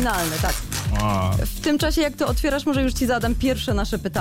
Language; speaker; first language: Polish; early bilingual, heritage; Polish